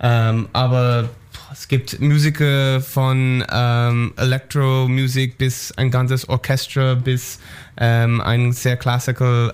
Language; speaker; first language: German; non-native, learner; English